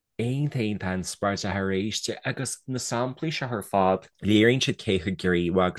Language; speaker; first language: Irish; non-native, local second language; English